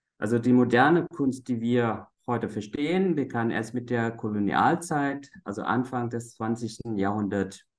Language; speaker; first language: German; non-native, fluent; Vietnamese